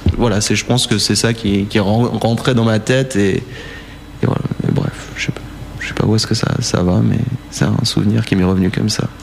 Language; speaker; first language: French; early bilingual, heritage; French